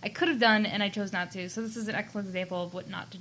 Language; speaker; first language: English; native; English